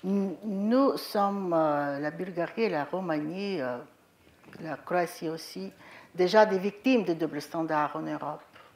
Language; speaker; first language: French; non-native, fluent; Bulgarian